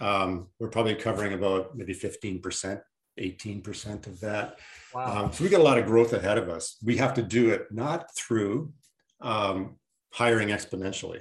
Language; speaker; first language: English; native; English